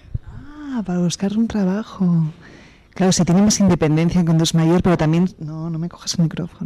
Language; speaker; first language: Spanish; native; Spanish